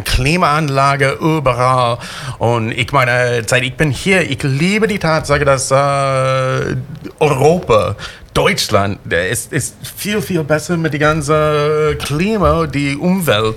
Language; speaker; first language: German; non-native, fluent; English